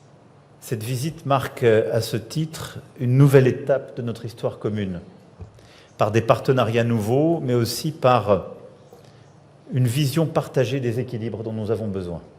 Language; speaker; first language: French; native; French